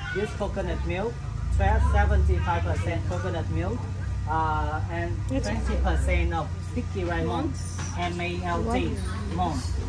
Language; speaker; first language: English; non-native, fluent; Vietnamese